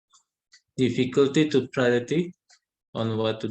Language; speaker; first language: English; non-native, learner; Indonesian